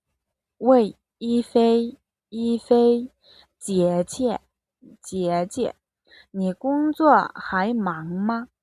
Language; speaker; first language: Chinese; non-native, fluent; Mongolian